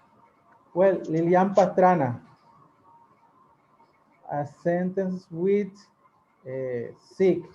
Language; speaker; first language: English; non-native, learner; Spanish